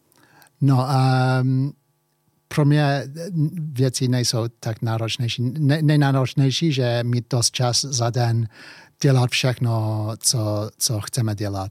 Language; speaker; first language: Czech; early bilingual, heritage; English